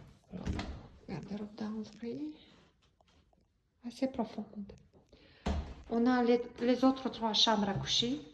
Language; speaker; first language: French; non-native, fluent; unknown